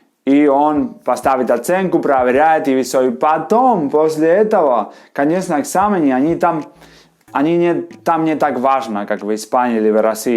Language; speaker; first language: Russian; non-native, fluent; Spanish